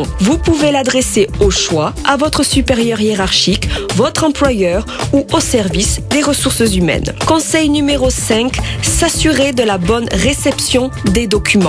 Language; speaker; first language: French; native; French